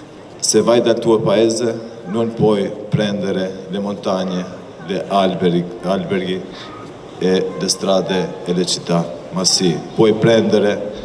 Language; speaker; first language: Italian; non-native, learner; Albanian